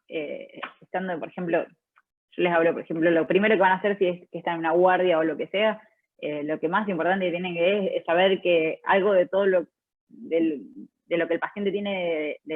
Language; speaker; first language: Spanish; native; Spanish